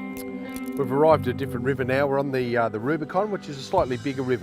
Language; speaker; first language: English; native; English